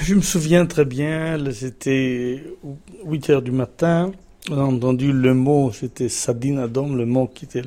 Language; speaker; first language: French; non-native, fluent; Hebrew